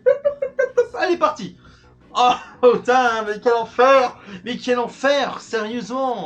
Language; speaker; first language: French; native; French